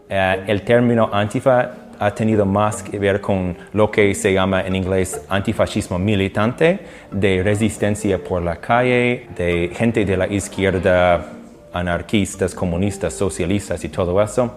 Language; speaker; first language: Spanish; non-native, fluent; English